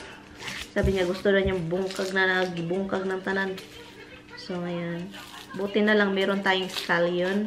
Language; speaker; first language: Filipino; native; Filipino